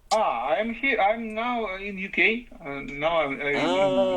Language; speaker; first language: English; non-native, learner; Ukrainian